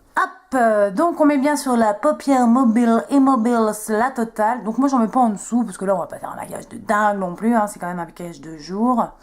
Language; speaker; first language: French; native; French